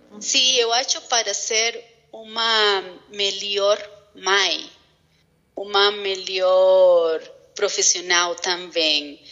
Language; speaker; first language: Portuguese; non-native, learner; Spanish